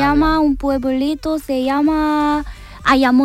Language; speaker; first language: Spanish; non-native, learner; Korean